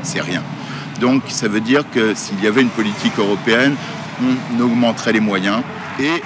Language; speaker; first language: French; native; French